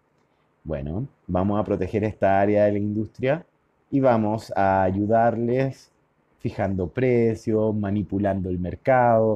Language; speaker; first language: Spanish; native; Spanish